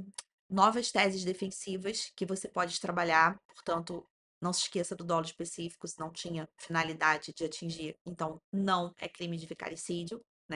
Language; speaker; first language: Portuguese; native; Portuguese